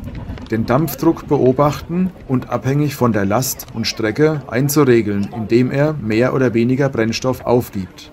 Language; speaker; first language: German; native; German